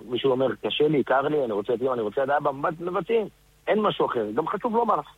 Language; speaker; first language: Hebrew; native; Hebrew